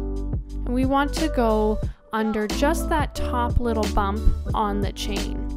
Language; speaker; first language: English; native; English